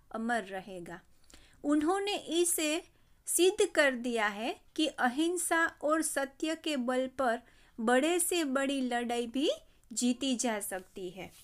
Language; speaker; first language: Hindi; non-native, local second language; Gujarati